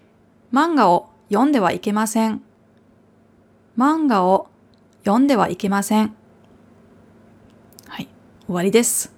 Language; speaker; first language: Japanese; non-native, fluent; German